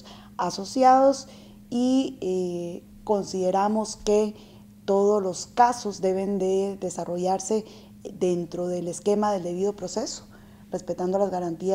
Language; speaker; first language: Spanish; native; Spanish